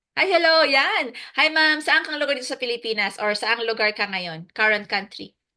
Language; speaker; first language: Filipino; native; Filipino